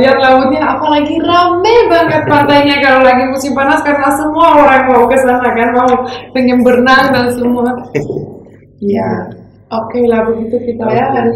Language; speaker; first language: Indonesian; non-native, fluent; Romanian